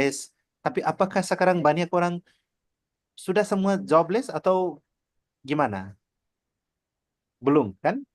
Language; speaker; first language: Indonesian; non-native, learner; Nepali